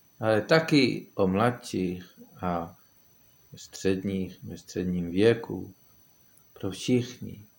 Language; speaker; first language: Czech; non-native, fluent; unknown